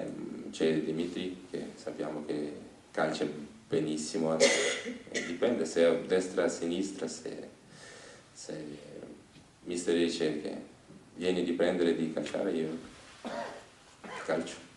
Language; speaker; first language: Italian; non-native, learner; Ukrainian